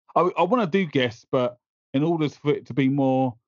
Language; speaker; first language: English; native; English